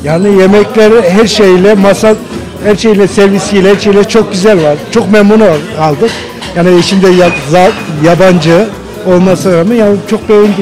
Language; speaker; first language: Turkish; non-native, learner; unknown